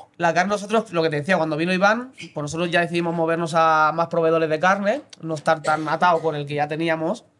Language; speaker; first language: Spanish; native; Spanish